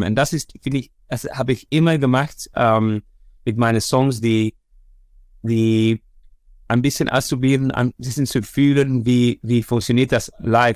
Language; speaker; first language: German; non-native, fluent; Dutch